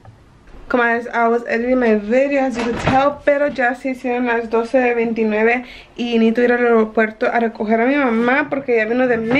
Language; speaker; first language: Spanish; early bilingual, heritage; Spanish